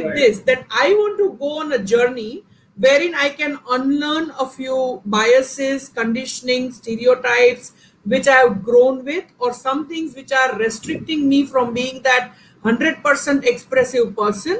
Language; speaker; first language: English; non-native, local second language; Gujarati